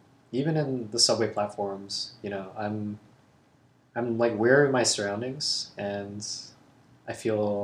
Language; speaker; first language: English; non-native, local second language; Cantonese